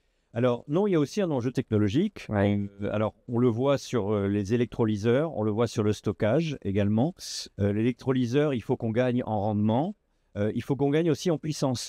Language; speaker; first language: French; native; French